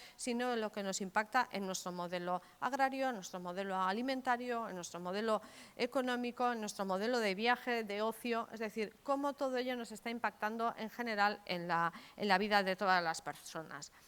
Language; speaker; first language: Spanish; native; Spanish